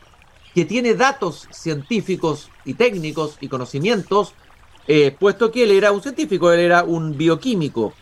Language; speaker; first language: Spanish; native; Spanish